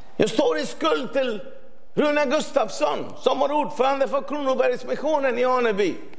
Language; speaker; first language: Swedish; non-native, fluent; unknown